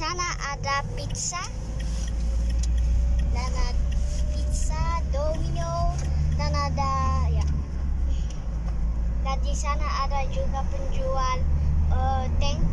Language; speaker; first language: Indonesian; early bilingual, heritage; Indonesian